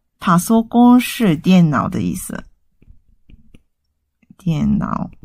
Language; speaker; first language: Chinese; non-native, fluent; Japanese